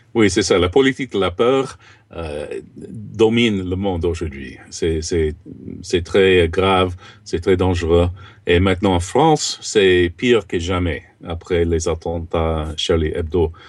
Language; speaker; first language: French; non-native, fluent; English